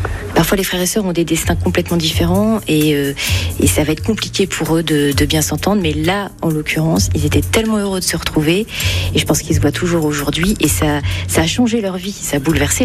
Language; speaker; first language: French; native; French